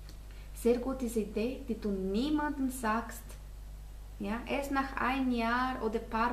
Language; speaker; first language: German; non-native, fluent; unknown